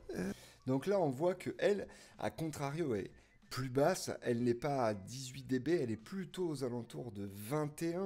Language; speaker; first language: French; native; French